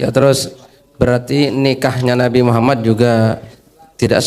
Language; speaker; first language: Indonesian; native; Indonesian